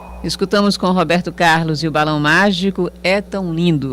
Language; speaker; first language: Portuguese; native; Portuguese